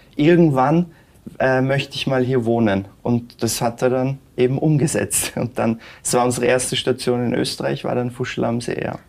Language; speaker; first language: German; early bilingual, other home language; Turkish